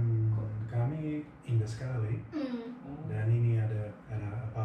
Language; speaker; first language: Indonesian; non-native, fluent; English